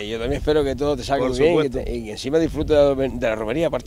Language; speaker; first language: Spanish; native; Spanish